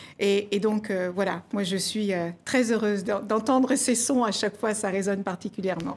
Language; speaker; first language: French; early bilingual, other home language; Kabuverdianu